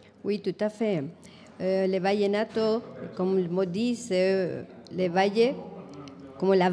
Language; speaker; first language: French; non-native, fluent; Spanish